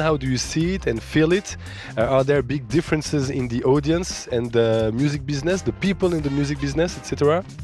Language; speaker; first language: English; non-native, fluent; French